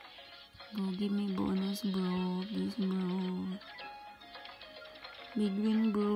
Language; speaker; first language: English; non-native, local second language; Cebuano